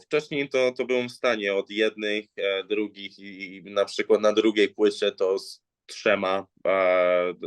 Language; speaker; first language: Polish; early bilingual, heritage; English